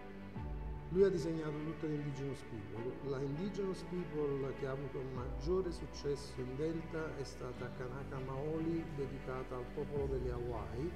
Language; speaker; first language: Italian; native; Italian